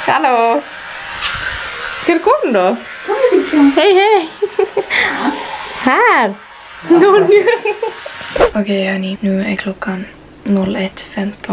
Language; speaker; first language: Swedish; native; Swedish